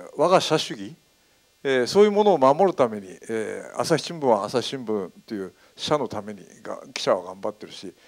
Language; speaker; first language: Japanese; native; Japanese